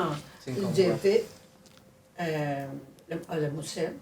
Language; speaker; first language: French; non-native, learner; Spanish